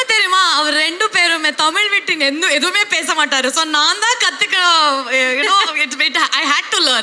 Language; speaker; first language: Tamil; non-native, learner; Kannada